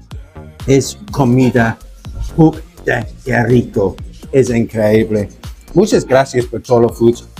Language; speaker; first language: Spanish; non-native, learner; English